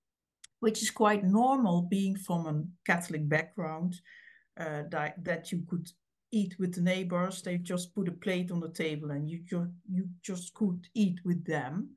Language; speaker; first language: English; non-native, fluent; Dutch